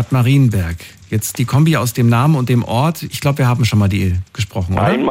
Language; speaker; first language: German; native; German